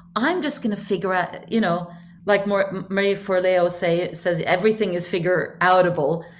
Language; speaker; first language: English; non-native, fluent; Norwegian